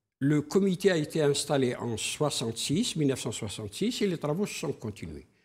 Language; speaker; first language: French; non-native, local second language; Arabic